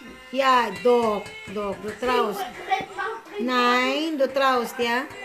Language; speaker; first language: German; non-native, learner; Cebuano